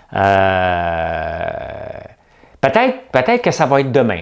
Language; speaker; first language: French; native; French